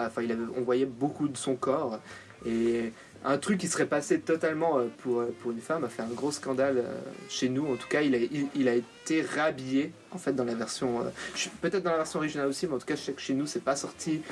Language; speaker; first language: French; native; French